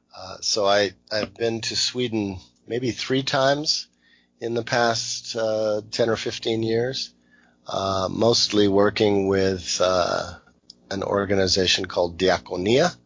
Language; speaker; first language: English; native; English